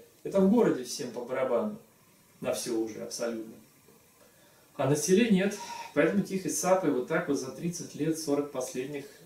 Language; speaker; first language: Russian; native; Russian